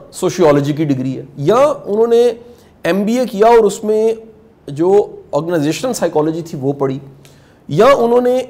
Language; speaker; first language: Urdu; non-native, local second language; Punjabi